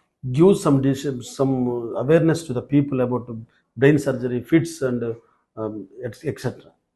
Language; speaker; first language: English; non-native, local second language; Telugu